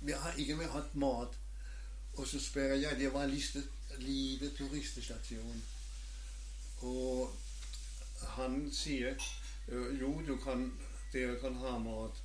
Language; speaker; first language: Danish; non-native, learner; German